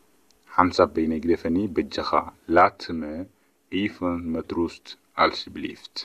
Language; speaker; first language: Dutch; non-native, fluent; Tigrinya